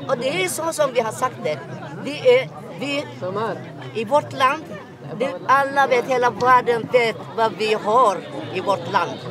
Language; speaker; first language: Swedish; non-native, fluent; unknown